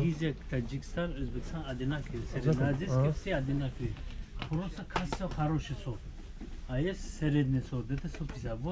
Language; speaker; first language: Russian; non-native, local second language; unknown